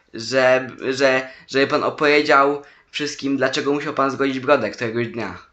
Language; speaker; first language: Polish; native; Polish